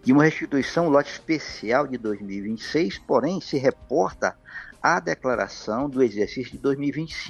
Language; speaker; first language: Portuguese; native; Portuguese